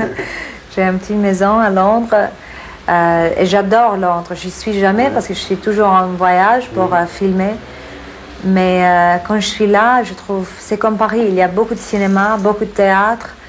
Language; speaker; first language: French; non-native, fluent; English